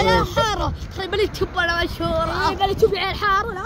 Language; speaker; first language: Arabic; native; Arabic